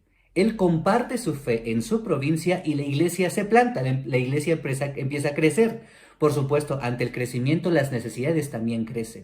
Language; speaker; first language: Spanish; native; Spanish